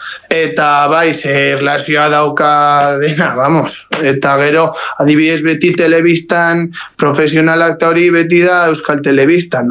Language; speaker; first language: Basque; non-native, local second language; Spanish